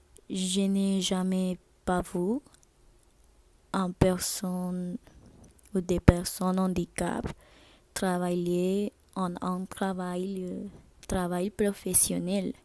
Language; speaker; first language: French; non-native, learner; Spanish